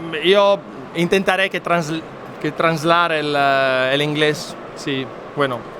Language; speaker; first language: Spanish; non-native, fluent; Italian